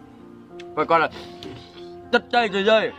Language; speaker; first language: Vietnamese; native; Vietnamese